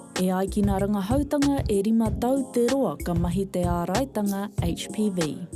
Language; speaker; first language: Māori; native; Māori